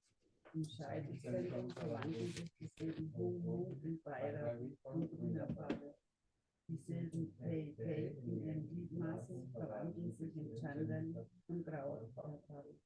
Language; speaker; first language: German; native; German